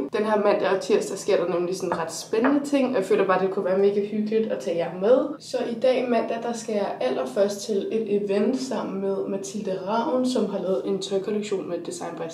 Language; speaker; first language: Danish; native; Danish